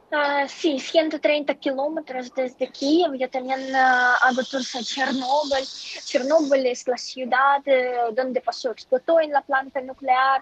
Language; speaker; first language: Spanish; non-native, fluent; Ukrainian